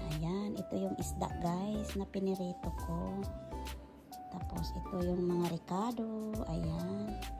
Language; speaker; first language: Filipino; non-native, local second language; Cebuano